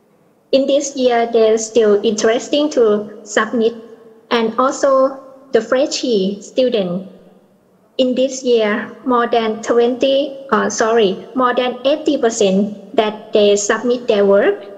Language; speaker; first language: English; non-native, learner; Thai